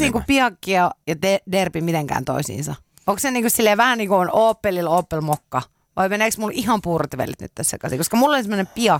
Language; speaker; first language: Finnish; native; Finnish